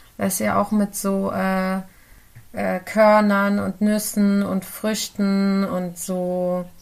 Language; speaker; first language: German; early bilingual, other home language; Central Kurdish